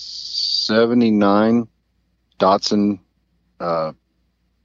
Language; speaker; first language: English; native; English